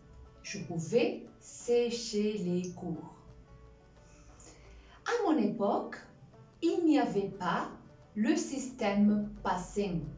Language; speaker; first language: French; non-native, fluent; Spanish